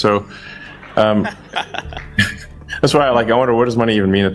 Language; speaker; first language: English; native; English